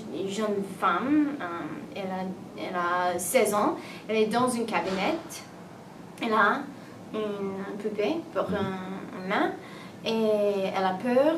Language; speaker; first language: French; non-native, learner; English